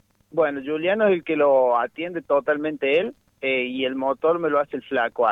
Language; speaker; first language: Spanish; native; Spanish